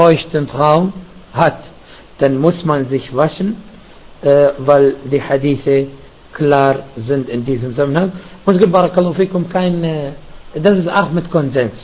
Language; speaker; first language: German; non-native, fluent; Arabic